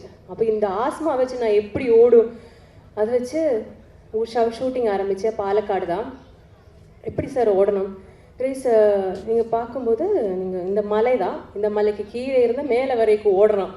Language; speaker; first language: Tamil; non-native, learner; Malayalam